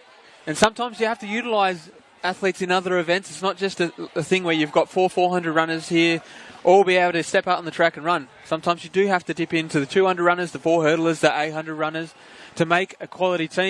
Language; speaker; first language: English; native; English